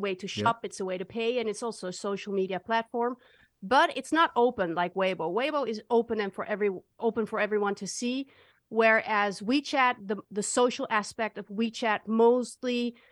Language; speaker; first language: English; non-native, fluent; Dutch